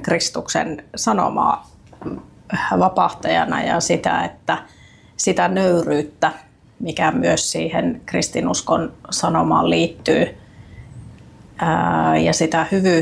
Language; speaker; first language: Finnish; native; Finnish